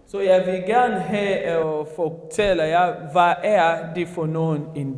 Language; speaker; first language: Danish; non-native, fluent; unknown